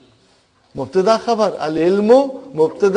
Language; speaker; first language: Arabic; non-native, fluent; Urdu